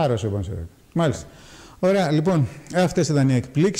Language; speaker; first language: Greek; native; Greek